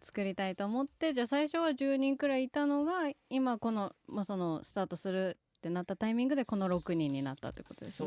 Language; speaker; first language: Japanese; native; Japanese